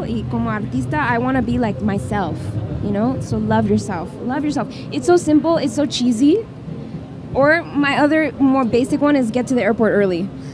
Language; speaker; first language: English; early bilingual, other home language; Spanish